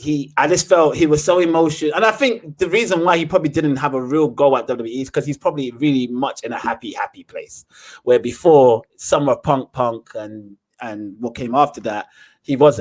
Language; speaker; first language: English; native; English